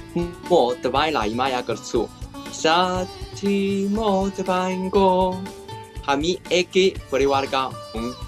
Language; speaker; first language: Nepali; non-native, learner; Chinese